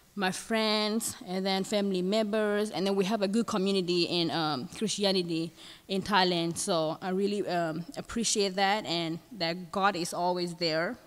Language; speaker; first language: English; non-native, fluent; Thai